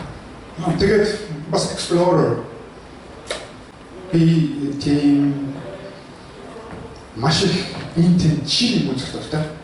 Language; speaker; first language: Mongolian; early bilingual, heritage; Mongolian